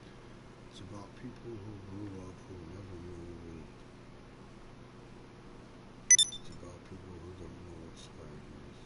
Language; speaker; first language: English; native; English